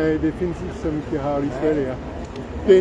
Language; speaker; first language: Swedish; non-native, learner; English